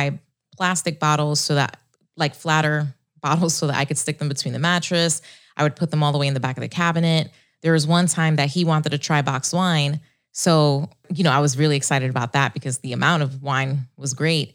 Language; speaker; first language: English; early bilingual, other home language; Spanish